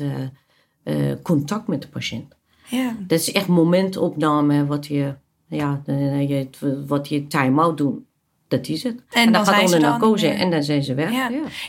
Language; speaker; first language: Dutch; non-native, fluent; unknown